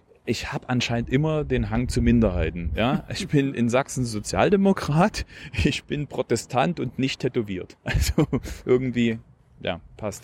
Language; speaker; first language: German; native; German